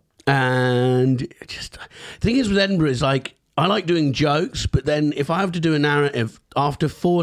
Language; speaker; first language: English; native; English